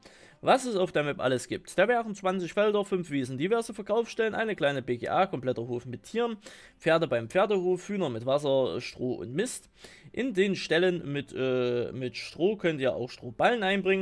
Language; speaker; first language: German; native; German